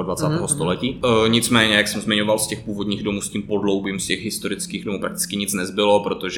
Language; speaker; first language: Czech; native; Czech